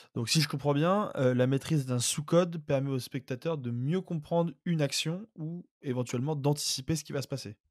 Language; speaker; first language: French; native; French